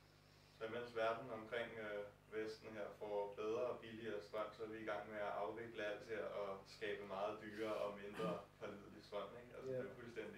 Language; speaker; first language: Danish; native; Danish